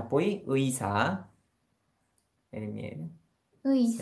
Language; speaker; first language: Romanian; non-native, learner; Korean